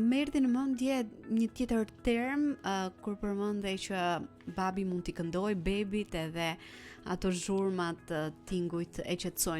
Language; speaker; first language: Albanian; native; Albanian